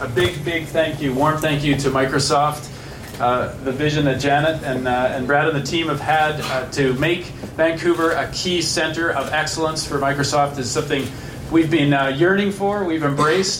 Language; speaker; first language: English; native; English